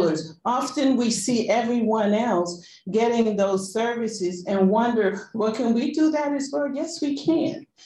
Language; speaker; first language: English; non-native, fluent; Spanish